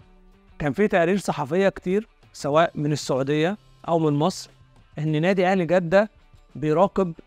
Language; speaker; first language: Arabic; native; Arabic